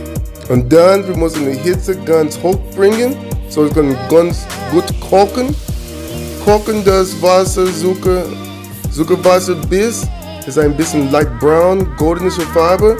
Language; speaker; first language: German; non-native, learner; English